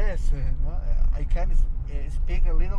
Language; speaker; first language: English; non-native, learner; Spanish